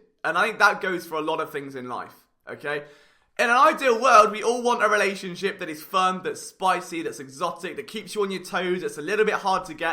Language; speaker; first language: English; native; English